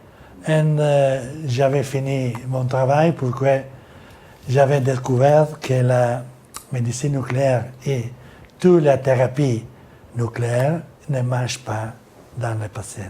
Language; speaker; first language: French; non-native, learner; Italian